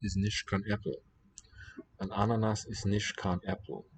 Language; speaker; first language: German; non-native, learner; English